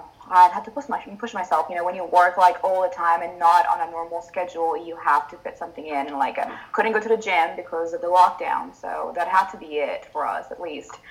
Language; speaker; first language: English; non-native, fluent; Italian